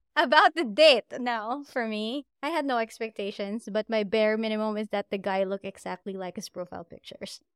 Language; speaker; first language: English; non-native, local second language; Filipino